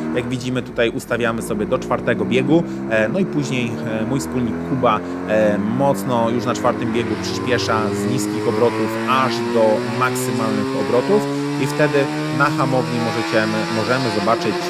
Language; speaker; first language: Polish; native; Polish